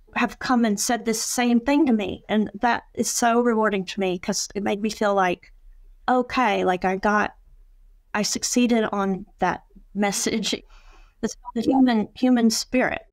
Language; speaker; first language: English; native; English